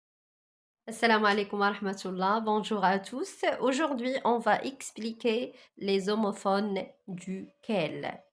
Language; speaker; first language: French; non-native, local second language; Arabic